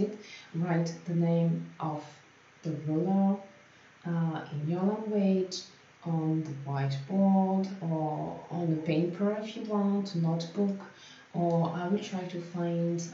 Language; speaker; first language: English; non-native, fluent; French